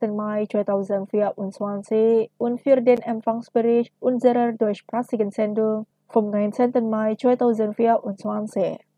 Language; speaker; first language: German; non-native, fluent; Indonesian